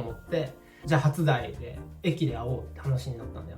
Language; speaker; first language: Japanese; native; Japanese